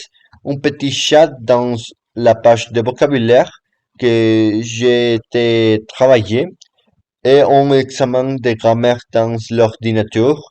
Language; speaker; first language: French; non-native, learner; Spanish